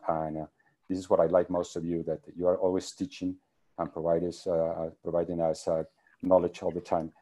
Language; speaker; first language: English; non-native, fluent; Spanish